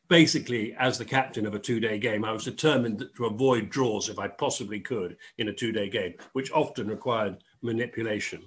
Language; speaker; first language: English; native; English